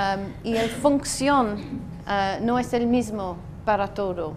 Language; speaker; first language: Spanish; non-native, learner; English